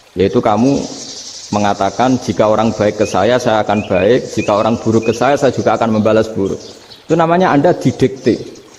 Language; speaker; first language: Indonesian; non-native, local second language; Javanese